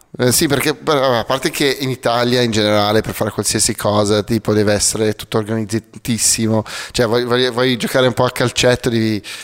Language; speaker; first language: Italian; native; Italian